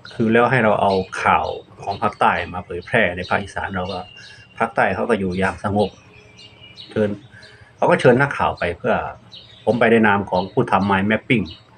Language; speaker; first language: Thai; non-native, local second language; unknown